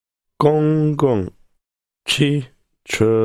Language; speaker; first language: Chinese; non-native, learner; English